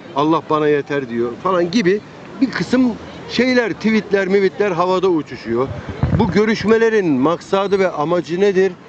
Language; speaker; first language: Turkish; native; Turkish